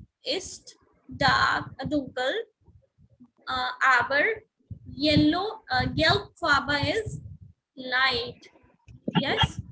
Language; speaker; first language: German; non-native, learner; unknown